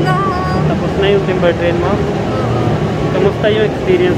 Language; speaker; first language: Filipino; non-native, learner; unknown